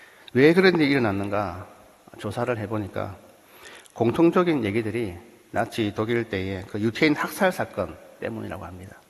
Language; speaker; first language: Korean; native; Korean